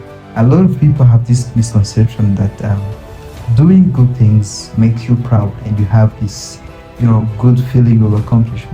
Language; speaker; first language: English; non-native, local second language; Kinyarwanda